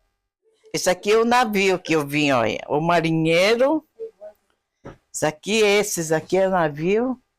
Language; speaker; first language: Portuguese; non-native, fluent; Japanese